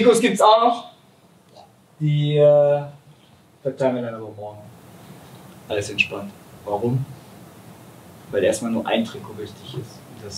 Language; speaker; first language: German; native; German